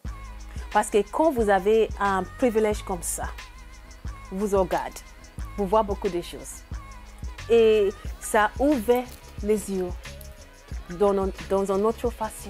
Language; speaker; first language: French; non-native, learner; English